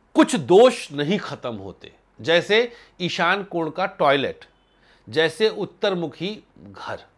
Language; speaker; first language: Hindi; native; Hindi